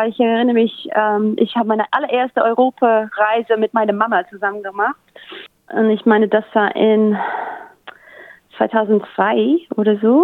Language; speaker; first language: German; native; German